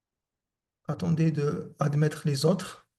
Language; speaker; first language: French; non-native, local second language; Arabic